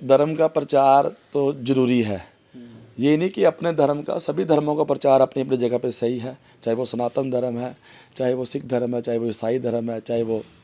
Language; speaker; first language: Hindi; non-native, local second language; Punjabi